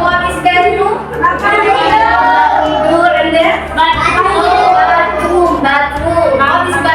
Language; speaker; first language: English; non-native, learner; Indonesian